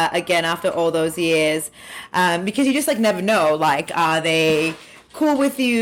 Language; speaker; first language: English; native; English